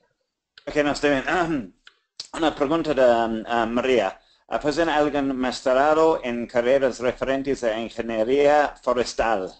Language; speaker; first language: Spanish; non-native, fluent; English